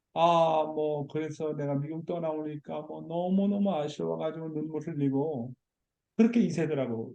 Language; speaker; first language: Korean; native; Korean